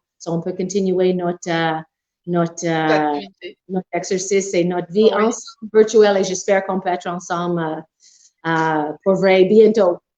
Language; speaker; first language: French; non-native, local second language; English